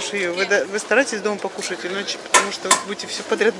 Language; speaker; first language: Russian; native; Russian